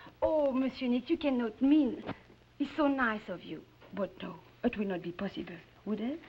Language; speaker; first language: English; non-native, fluent; French